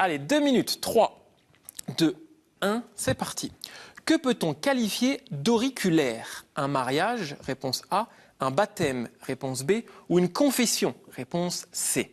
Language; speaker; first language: French; native; French